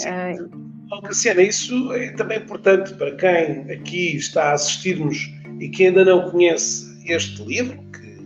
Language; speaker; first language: Portuguese; native; Portuguese